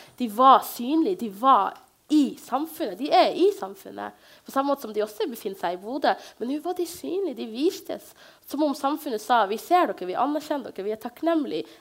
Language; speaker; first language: Norwegian; early bilingual, other home language; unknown